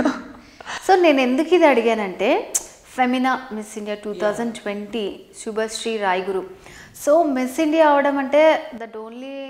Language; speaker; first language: Telugu; native; Telugu